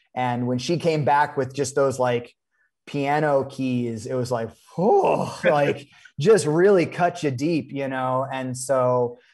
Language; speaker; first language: English; native; English